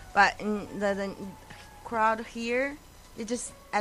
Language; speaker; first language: English; non-native, learner; Chinese